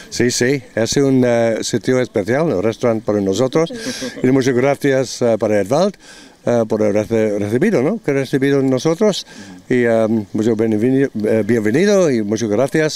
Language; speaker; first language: Spanish; non-native, learner; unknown